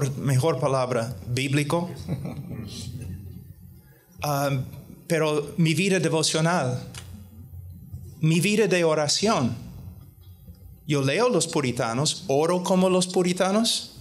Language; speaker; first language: Spanish; non-native, fluent; English